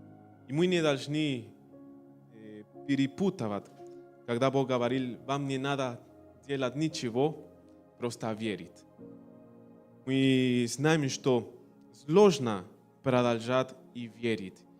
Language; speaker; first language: Russian; non-native, learner; Spanish